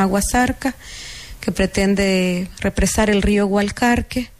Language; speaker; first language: Italian; non-native, learner; Spanish